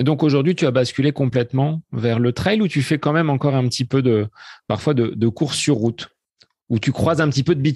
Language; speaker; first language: French; native; French